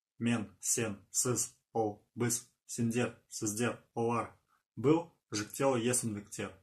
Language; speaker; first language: Kazakh; non-native, learner; Russian